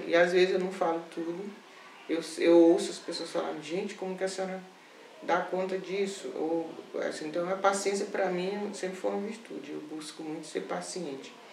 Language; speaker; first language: Portuguese; native; Portuguese